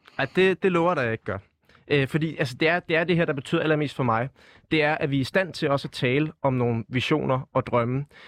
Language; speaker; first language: Danish; native; Danish